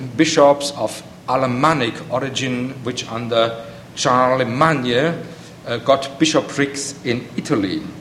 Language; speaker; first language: English; non-native, fluent; German